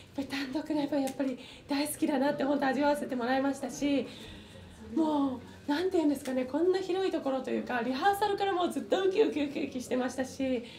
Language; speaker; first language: Japanese; native; Japanese